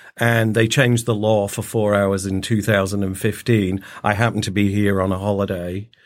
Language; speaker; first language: English; native; English